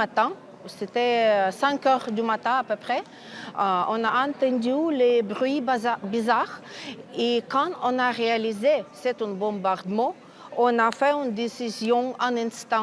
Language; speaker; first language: French; non-native, fluent; Ukrainian